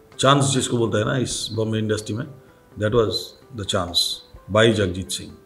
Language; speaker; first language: Hindi; non-native, local second language; Bangla